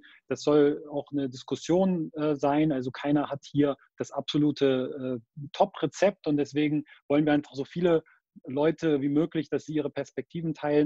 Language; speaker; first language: German; native; German